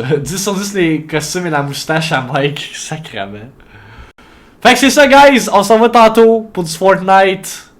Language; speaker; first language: French; native; French